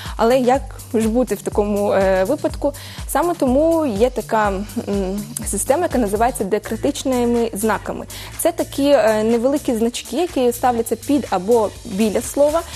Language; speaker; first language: Ukrainian; early bilingual, heritage; Ukrainian